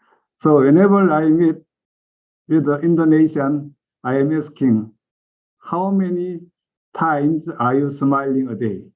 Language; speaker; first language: English; non-native, learner; Korean